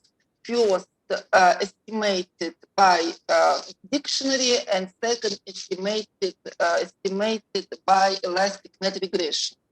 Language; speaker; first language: English; non-native, learner; Russian